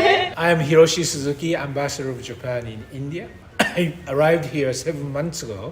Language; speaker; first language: English; non-native, fluent; Japanese